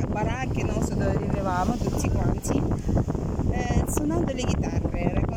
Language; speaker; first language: Italian; non-native, fluent; Uzbek